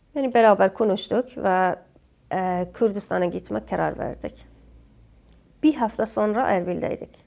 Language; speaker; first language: Turkish; non-native, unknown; Kurdish